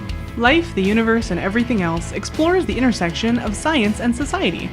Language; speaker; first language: English; native; English